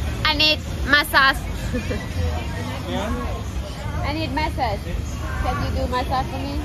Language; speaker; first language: English; non-native, learner; Thai